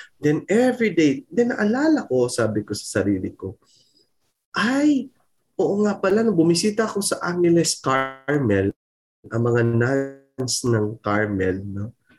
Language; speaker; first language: Filipino; non-native, local second language; Pampanga